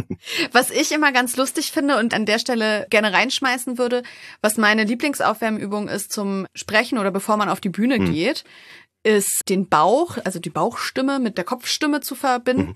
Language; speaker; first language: German; native; German